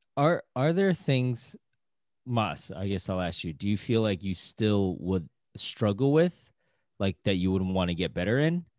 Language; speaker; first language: English; native; English